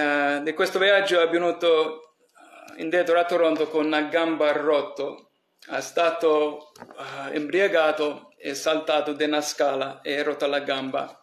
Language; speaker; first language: Italian; early bilingual, heritage; English